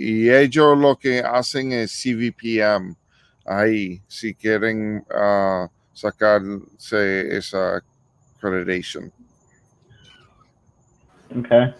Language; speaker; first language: Spanish; early bilingual, heritage; English